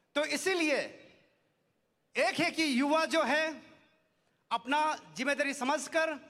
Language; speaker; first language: Hindi; non-native, local second language; Nyishi